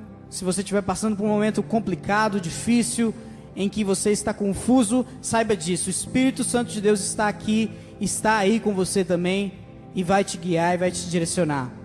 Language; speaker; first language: Portuguese; native; Portuguese